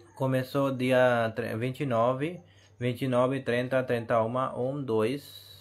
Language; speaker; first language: Portuguese; non-native, learner; Hindi